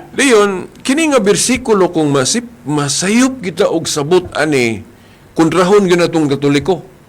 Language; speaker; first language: Cebuano; native; Cebuano